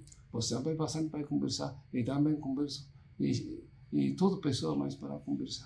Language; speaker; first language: Portuguese; non-native, learner; Japanese